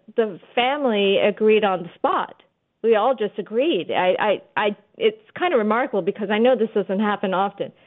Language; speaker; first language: English; early bilingual, other home language; Urdu